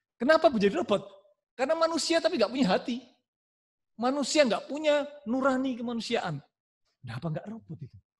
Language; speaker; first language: Indonesian; non-native, local second language; Javanese